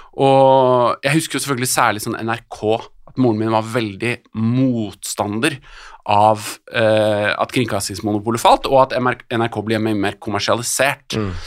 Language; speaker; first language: Norwegian; native; Norwegian